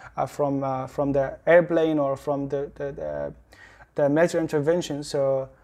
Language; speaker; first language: English; non-native, learner; Arabic